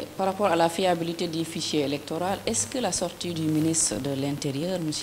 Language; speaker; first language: French; non-native, local second language; Wolof